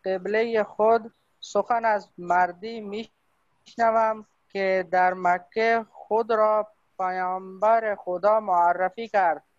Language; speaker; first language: Persian; non-native, learner; Urdu